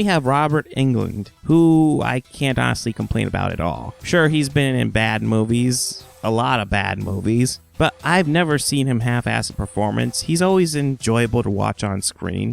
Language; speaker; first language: English; native; English